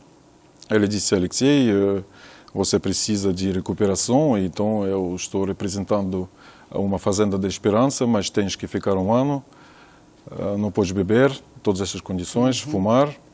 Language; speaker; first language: Portuguese; non-native, fluent; Russian